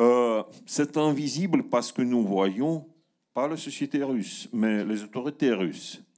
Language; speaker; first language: French; non-native, learner; Russian